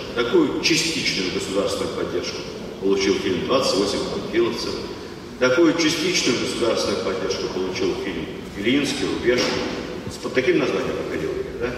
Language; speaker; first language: Russian; native; Russian